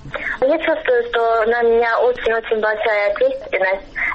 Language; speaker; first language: Russian; non-native, fluent; Georgian